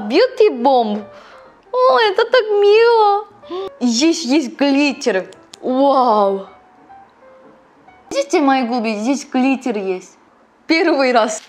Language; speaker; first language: Russian; non-native, learner; Korean